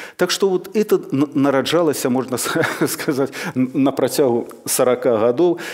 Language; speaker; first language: Russian; non-native, local second language; Belarusian